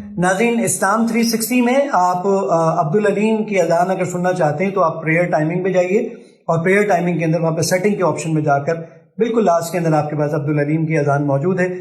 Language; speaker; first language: Urdu; native; Urdu